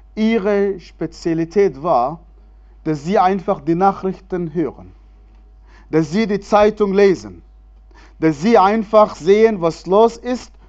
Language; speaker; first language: German; non-native, fluent; Arabic